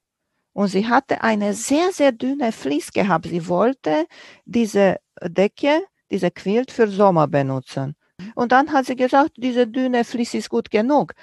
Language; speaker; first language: German; non-native, fluent; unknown